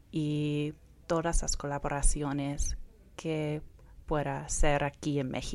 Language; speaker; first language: Spanish; non-native, fluent; English